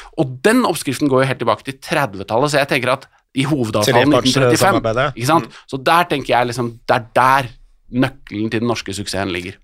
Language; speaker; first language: Norwegian; native; Norwegian